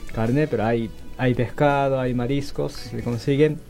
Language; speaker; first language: Spanish; non-native, learner; Japanese